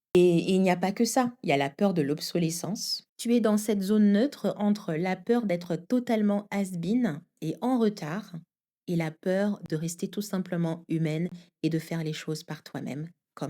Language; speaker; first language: French; native; French